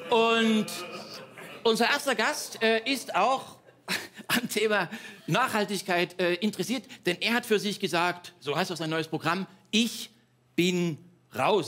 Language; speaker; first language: German; native; German